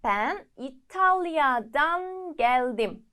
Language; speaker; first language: Turkish; non-native, fluent; Korean